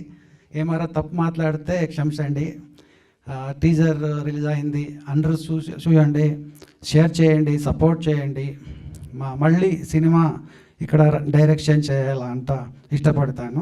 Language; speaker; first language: Telugu; non-native, learner; Kannada